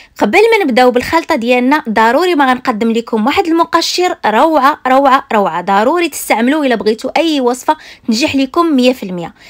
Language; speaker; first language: Arabic; native; Arabic